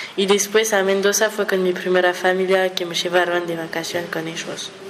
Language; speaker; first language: Spanish; non-native, learner; French